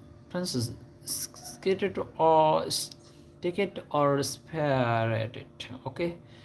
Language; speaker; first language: English; non-native, local second language; Bangla